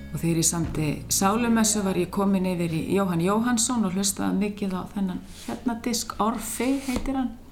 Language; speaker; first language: Icelandic; native; Icelandic